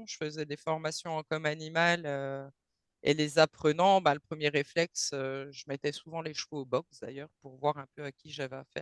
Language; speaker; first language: French; native; French